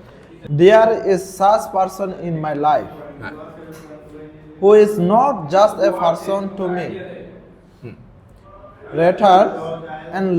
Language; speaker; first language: English; non-native, learner; Bangla